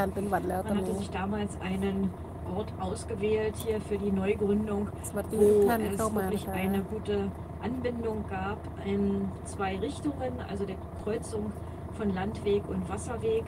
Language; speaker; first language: German; native; German